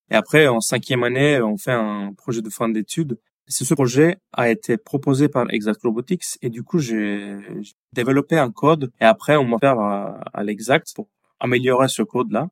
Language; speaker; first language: French; non-native, fluent; Turkish